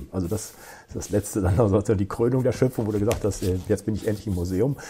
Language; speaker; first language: German; native; German